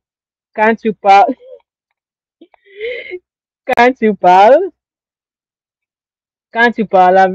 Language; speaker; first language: French; non-native, learner; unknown